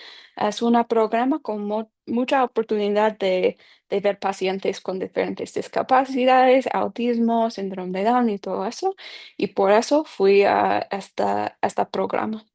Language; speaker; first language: Spanish; non-native, fluent; English